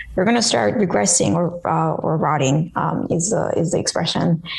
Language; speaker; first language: English; early bilingual, other home language; Korean